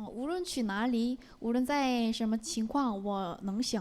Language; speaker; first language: Chinese; non-native, learner; Korean